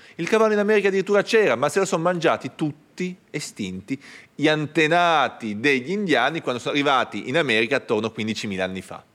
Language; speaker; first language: Italian; native; Italian